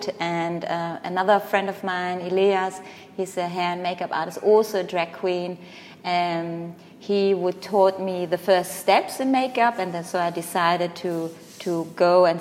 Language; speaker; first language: English; non-native, fluent; Greek